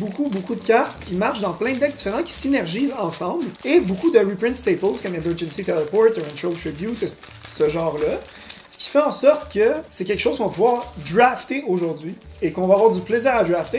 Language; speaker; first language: French; native; French